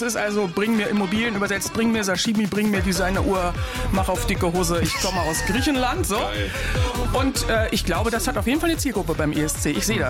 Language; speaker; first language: German; native; German